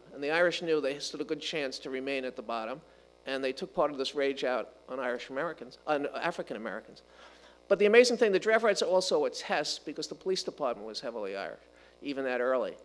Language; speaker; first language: English; native; English